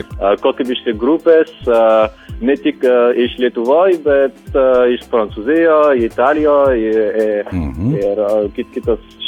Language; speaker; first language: Lithuanian; non-native, learner; French